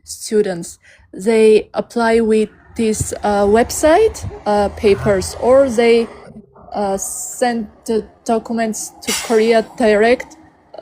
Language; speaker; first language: English; non-native, learner; Armenian